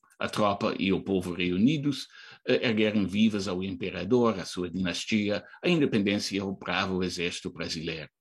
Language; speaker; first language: Portuguese; non-native, fluent; English